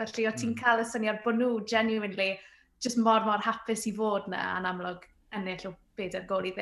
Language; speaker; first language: Welsh; native; Welsh